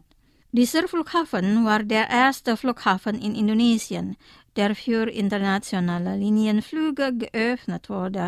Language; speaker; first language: German; non-native, fluent; Indonesian